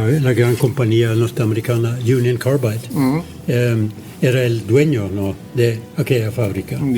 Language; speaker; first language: Spanish; non-native, fluent; Norwegian